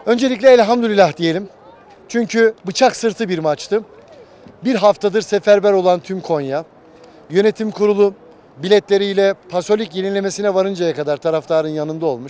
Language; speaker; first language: Turkish; native; Turkish